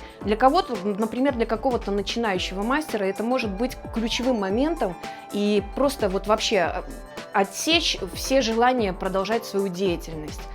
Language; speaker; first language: Russian; native; Russian